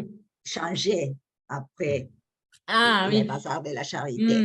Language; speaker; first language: French; non-native, learner; English